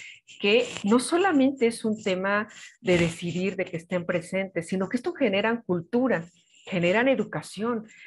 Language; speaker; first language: Spanish; native; Spanish